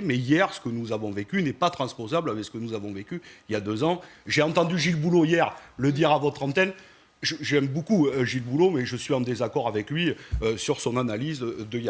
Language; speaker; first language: French; native; French